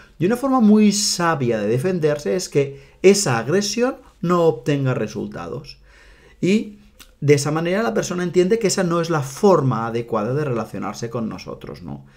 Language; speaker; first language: Spanish; non-native, local second language; Catalan